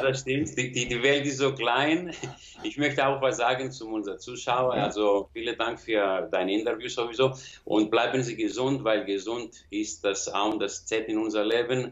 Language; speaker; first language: German; non-native, learner; Greek